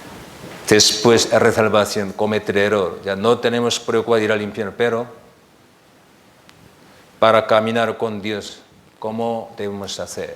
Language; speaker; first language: Spanish; non-native, learner; Korean